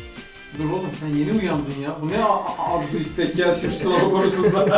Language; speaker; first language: Turkish; native; Turkish